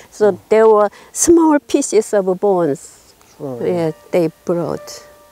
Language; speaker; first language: English; non-native, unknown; Korean